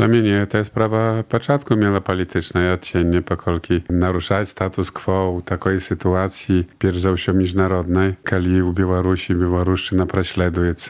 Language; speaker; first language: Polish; non-native, local second language; Belarusian